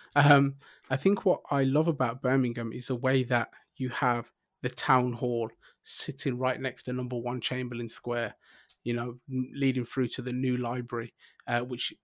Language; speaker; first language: English; native; English